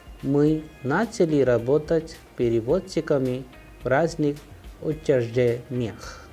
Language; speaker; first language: Russian; non-native, fluent; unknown